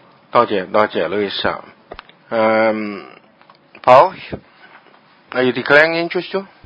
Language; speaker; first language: English; non-native, local second language; Cantonese